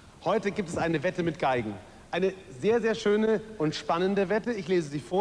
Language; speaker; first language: German; native; German